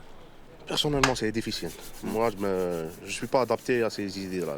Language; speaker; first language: French; non-native, learner; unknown